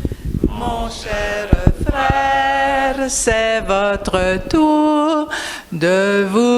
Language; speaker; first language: French; native; French